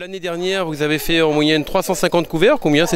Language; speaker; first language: French; native; French